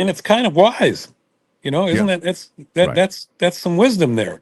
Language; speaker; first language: English; native; English